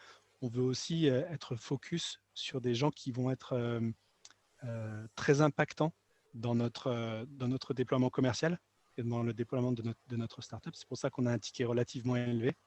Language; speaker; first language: French; native; French